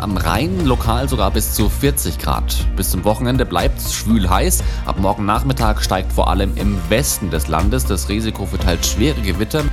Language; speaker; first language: German; native; German